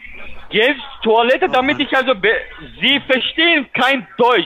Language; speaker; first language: German; non-native, fluent; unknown